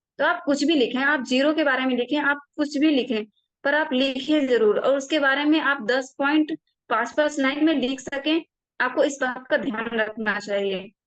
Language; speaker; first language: Hindi; native; Hindi